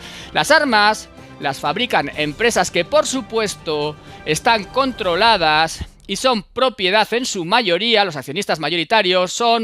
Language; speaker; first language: Spanish; native; Spanish